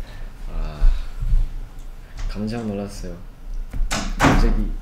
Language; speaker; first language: Korean; non-native, learner; Thai